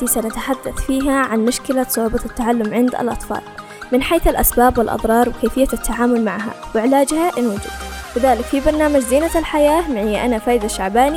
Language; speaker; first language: Arabic; native; Arabic